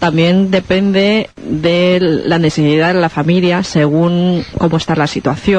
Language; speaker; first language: Spanish; non-native, learner; Chinese